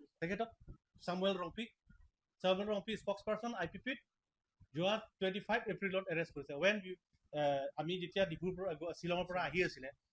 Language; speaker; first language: Assamese; non-native, local second language; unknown